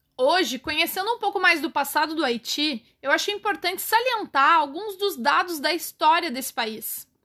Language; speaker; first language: Portuguese; native; Portuguese